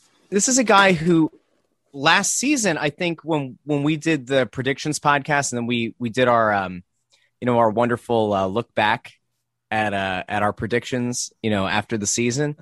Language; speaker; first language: English; native; English